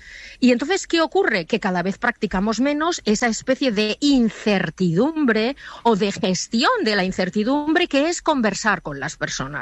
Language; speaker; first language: Spanish; native; Spanish